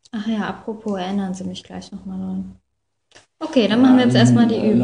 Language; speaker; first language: German; native; German